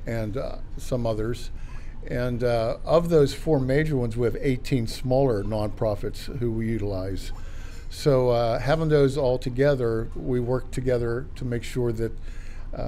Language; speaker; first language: English; native; English